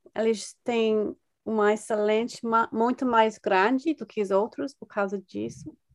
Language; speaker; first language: Portuguese; non-native, fluent; English